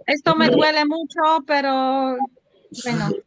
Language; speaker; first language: Spanish; non-native, learner; Polish